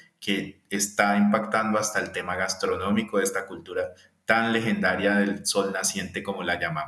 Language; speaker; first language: Spanish; native; Spanish